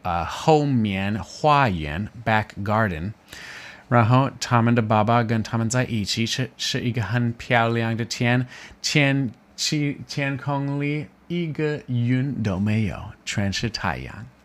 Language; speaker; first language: Chinese; non-native, learner; English